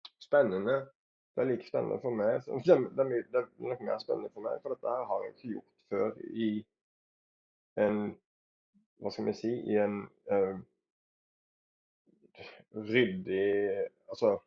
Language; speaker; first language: Norwegian; native; Norwegian